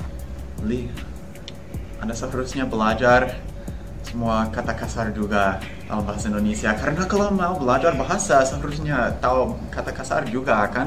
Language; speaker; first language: Indonesian; non-native, fluent; English